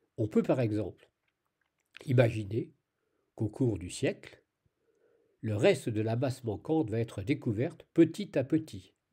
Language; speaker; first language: French; native; French